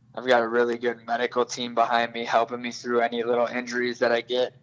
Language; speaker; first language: English; native; English